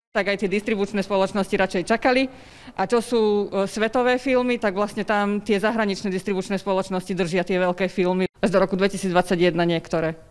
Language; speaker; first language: Slovak; native; Slovak